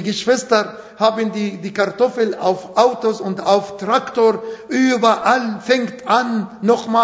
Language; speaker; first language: German; non-native, fluent; Arabic